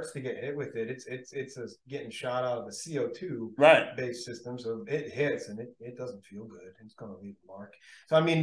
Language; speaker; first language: English; native; English